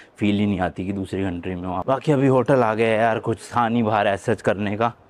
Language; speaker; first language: Hindi; native; Hindi